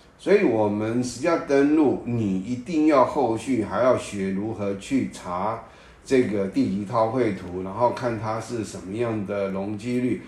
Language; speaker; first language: Chinese; native; Chinese